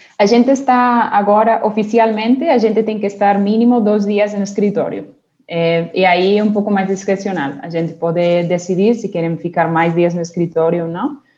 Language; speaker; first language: Portuguese; non-native, fluent; Spanish